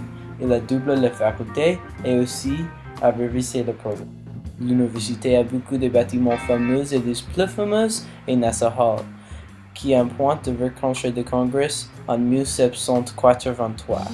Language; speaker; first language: French; non-native, learner; English